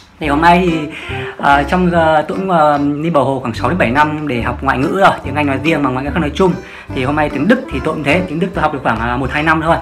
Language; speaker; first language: Vietnamese; native; Vietnamese